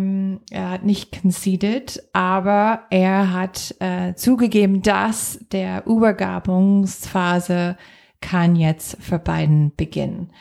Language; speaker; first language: German; non-native, fluent; English